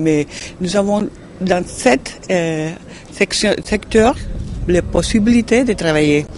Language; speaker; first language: French; non-native, learner; Spanish